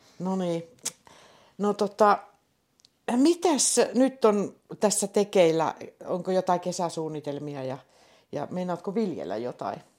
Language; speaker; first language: Finnish; native; Finnish